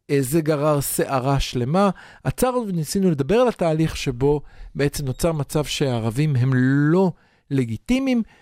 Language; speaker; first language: Hebrew; native; Hebrew